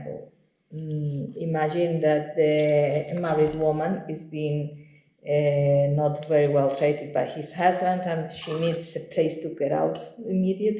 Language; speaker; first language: English; non-native, fluent; Spanish